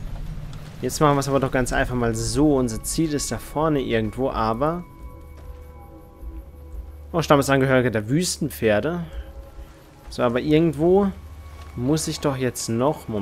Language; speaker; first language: German; native; German